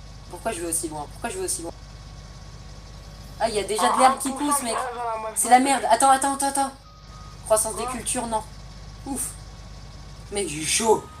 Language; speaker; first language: French; native; French